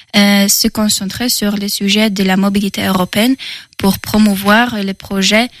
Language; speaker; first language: French; non-native, fluent; Polish